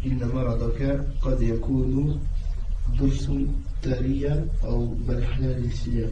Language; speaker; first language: Arabic; non-native, learner; French